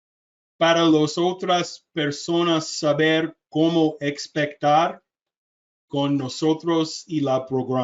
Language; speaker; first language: Spanish; non-native, learner; English